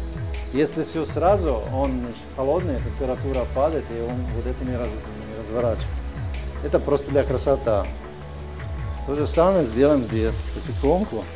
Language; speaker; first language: Russian; non-native, fluent; Italian